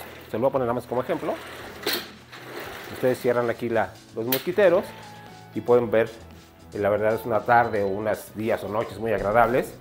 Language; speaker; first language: Spanish; native; Spanish